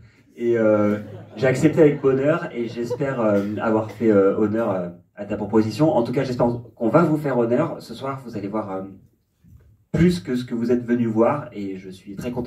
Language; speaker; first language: French; native; French